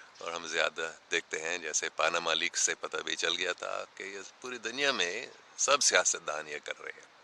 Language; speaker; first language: Urdu; non-native, fluent; English